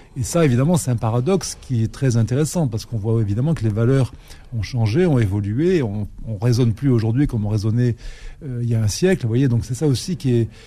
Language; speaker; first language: French; native; French